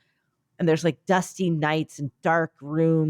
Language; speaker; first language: English; native; English